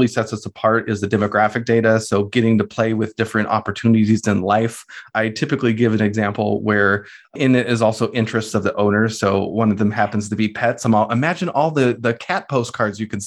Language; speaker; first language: English; native; English